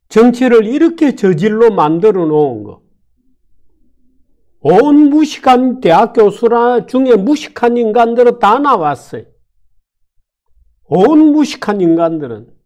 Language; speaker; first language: Korean; native; Korean